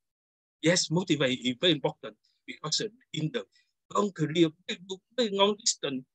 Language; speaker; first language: English; non-native, learner; Vietnamese